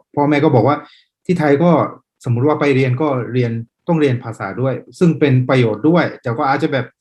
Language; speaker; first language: Thai; non-native, fluent; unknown